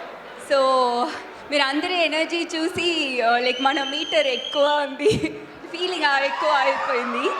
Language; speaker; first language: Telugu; non-native, learner; Tamil